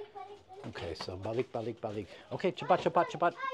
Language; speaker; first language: Indonesian; non-native, learner; English